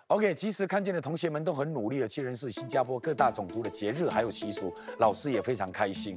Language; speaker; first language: Chinese; native; Chinese